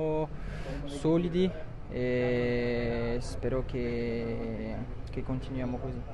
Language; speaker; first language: Italian; non-native, fluent; French